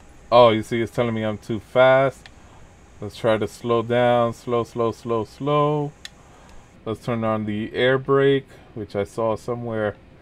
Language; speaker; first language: English; early bilingual, other home language; Spanish